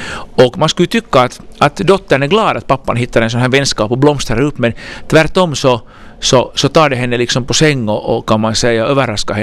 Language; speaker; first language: Swedish; native; Swedish